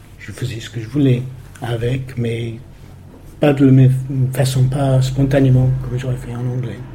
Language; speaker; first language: French; non-native, fluent; English